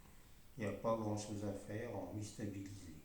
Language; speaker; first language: French; native; French